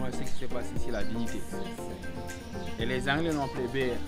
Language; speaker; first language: French; non-native, local second language; Wolof